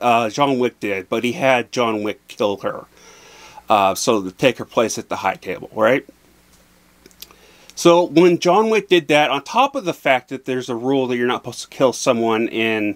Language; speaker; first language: English; native; English